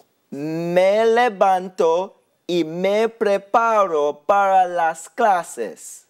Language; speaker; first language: Spanish; non-native, fluent; English